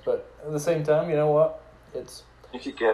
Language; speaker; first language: English; native; English